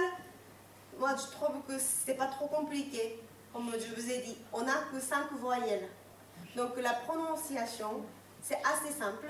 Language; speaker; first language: French; non-native, fluent; Japanese